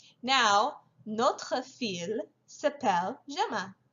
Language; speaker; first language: French; non-native, fluent; English